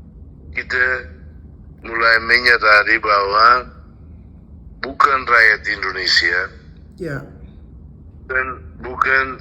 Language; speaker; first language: Indonesian; non-native, fluent; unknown